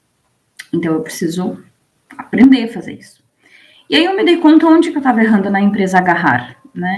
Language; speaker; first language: Portuguese; native; Portuguese